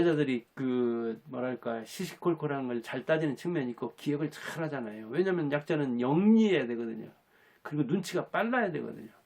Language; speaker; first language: Korean; native; Korean